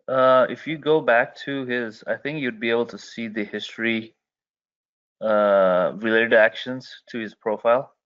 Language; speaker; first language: English; native; English